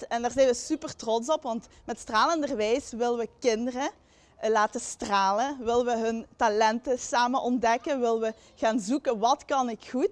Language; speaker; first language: Dutch; native; Dutch